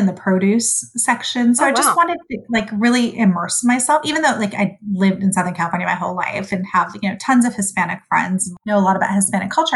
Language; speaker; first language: English; early bilingual, other home language; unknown